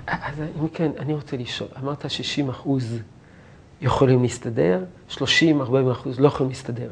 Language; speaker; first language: Hebrew; non-native, fluent; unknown